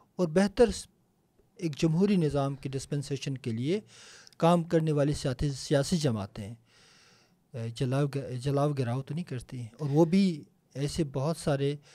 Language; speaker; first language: Urdu; non-native, local second language; Punjabi